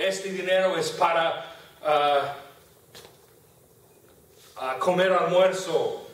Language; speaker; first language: Spanish; non-native, fluent; English